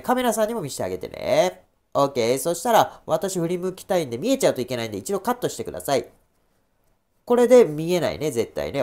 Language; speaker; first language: Japanese; native; Japanese